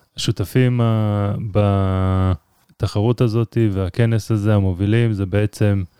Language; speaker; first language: Hebrew; native; Hebrew